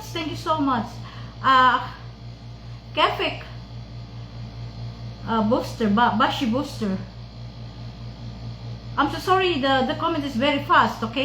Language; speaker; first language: English; non-native, local second language; Filipino